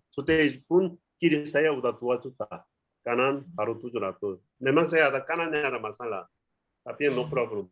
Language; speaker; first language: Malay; non-native, learner; Korean